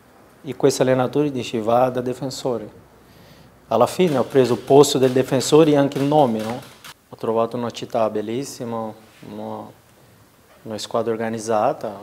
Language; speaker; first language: Italian; non-native, learner; Portuguese